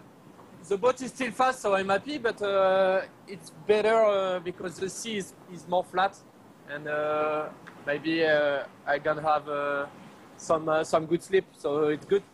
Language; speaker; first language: English; non-native, learner; French